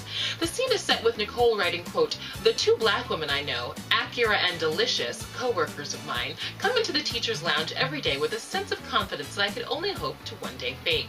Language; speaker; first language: English; native; English